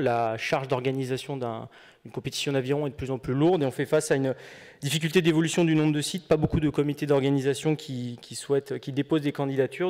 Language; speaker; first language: French; native; French